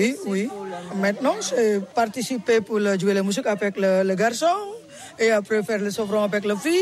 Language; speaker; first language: French; non-native, learner; Balinese